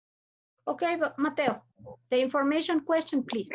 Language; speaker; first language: English; non-native, fluent; Spanish